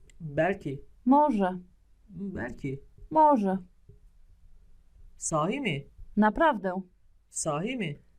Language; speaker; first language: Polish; non-native, learner; Turkish